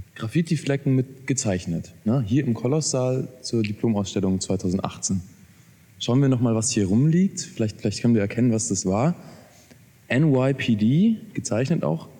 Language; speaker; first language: German; native; German